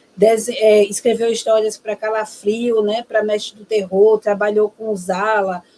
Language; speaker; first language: Portuguese; native; Portuguese